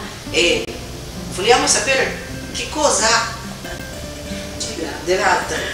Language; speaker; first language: Italian; non-native, fluent; Kabuverdianu